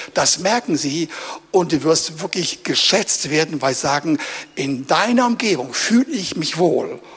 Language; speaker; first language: German; native; German